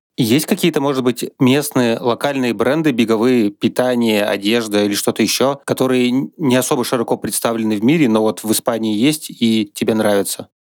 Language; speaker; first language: Russian; native; Russian